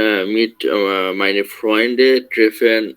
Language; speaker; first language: German; non-native, learner; Bangla